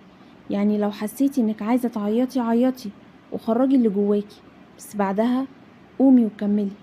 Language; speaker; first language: Arabic; native; Arabic